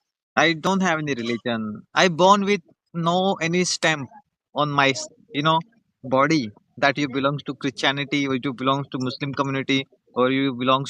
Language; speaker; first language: English; non-native, fluent; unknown